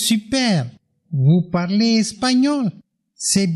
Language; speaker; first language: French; non-native, fluent; Tamil